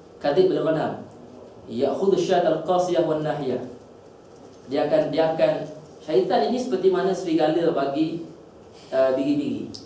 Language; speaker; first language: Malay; native; Malay